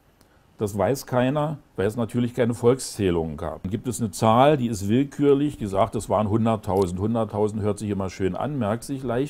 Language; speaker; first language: German; native; German